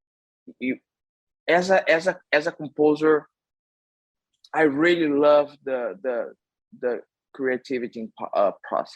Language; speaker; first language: English; non-native, fluent; Portuguese